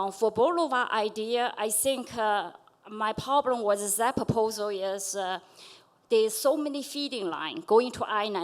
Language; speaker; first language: English; non-native, fluent; Chinese